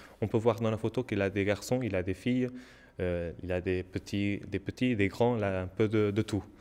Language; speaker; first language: French; non-native, learner; Portuguese